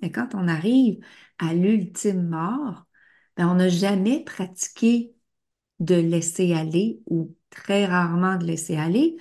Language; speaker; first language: French; native; French